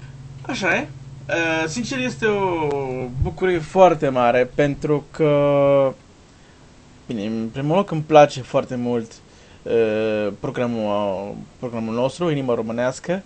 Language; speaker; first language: Romanian; non-native, learner; Portuguese